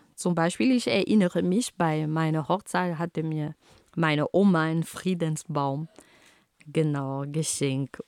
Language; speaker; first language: German; non-native, fluent; Ghomala